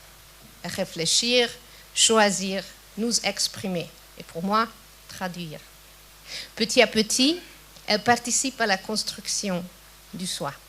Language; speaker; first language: French; non-native, fluent; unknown